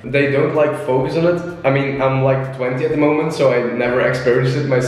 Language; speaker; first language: English; non-native, fluent; Dutch